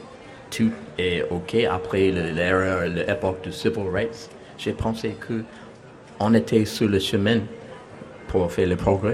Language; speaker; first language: French; non-native, learner; English